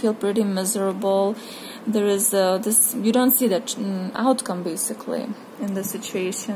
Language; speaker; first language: English; non-native, fluent; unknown